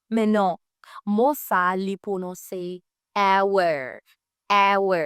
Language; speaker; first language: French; non-native, learner; Haitian Creole